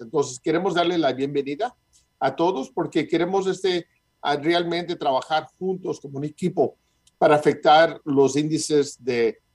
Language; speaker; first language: Spanish; early bilingual, heritage; Spanish